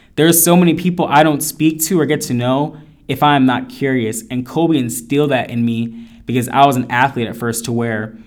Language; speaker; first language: English; native; English